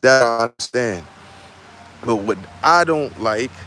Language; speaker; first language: English; native; English